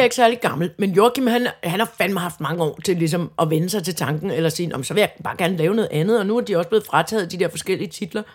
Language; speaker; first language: Danish; native; Danish